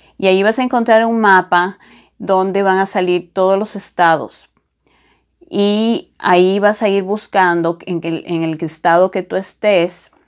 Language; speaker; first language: Spanish; native; Spanish